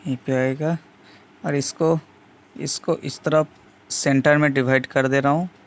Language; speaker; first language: Hindi; non-native, local second language; Bangla